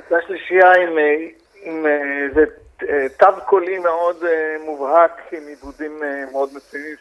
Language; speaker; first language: Hebrew; native; Hebrew